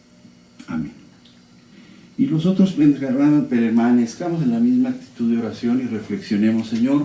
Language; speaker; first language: Spanish; native; Spanish